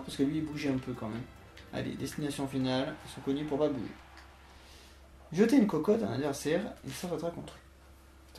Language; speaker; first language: French; native; French